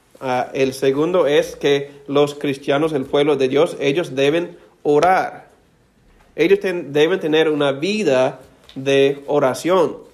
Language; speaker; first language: Spanish; non-native, fluent; English